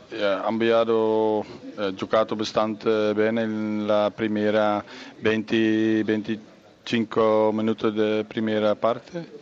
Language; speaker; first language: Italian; non-native, learner; Dutch